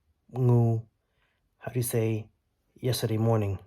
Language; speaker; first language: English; early bilingual, other home language; Vietnamese